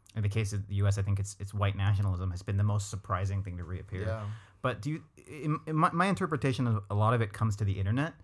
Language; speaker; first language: English; native; English